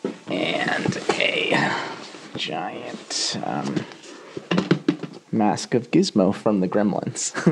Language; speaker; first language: English; native; English